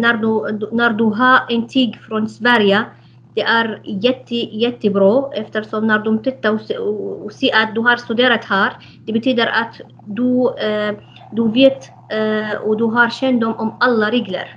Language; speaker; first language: Swedish; non-native, fluent; Arabic